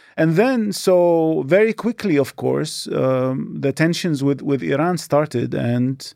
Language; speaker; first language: English; non-native, fluent; Arabic